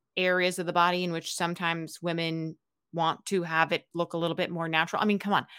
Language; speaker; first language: English; native; English